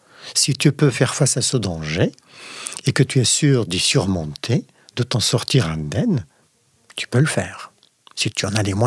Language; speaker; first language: French; non-native, fluent; Arabic